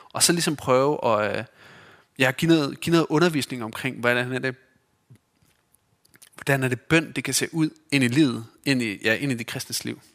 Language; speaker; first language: Danish; native; Danish